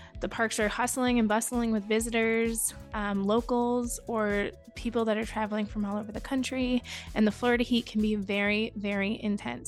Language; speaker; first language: English; native; English